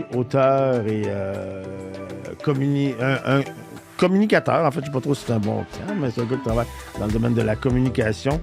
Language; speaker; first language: French; native; French